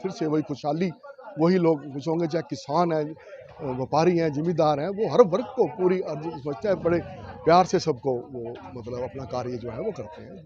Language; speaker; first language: Hindi; native; Hindi